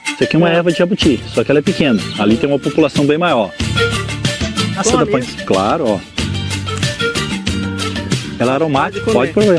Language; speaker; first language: Portuguese; native; Portuguese